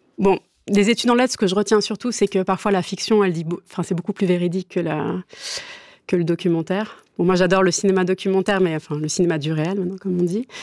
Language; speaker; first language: French; native; French